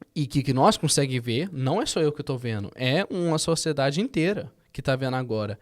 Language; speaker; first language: Portuguese; early bilingual, heritage; Portuguese